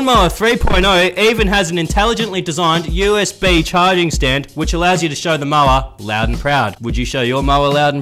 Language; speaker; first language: English; native; English